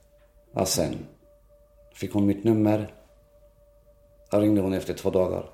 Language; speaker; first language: Swedish; early bilingual, other home language; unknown